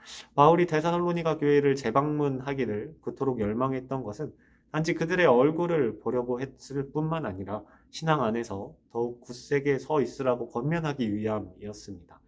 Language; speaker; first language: Korean; native; Korean